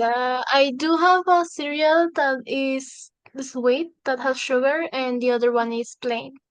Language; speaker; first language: English; non-native, fluent; Spanish